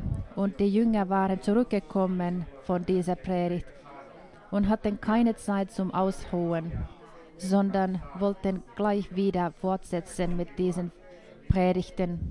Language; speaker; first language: German; non-native, fluent; Finnish